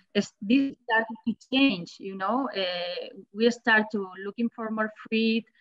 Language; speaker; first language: English; non-native, fluent; Spanish